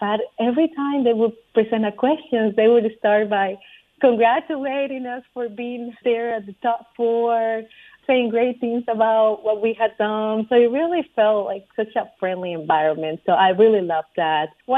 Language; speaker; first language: English; non-native, fluent; Spanish